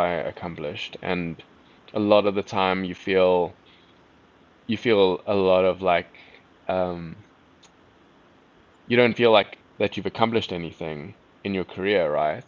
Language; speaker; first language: English; native; English